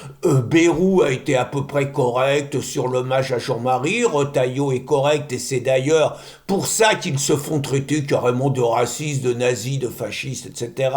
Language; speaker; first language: French; native; French